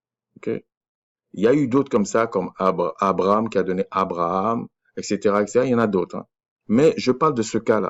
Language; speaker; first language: French; native; French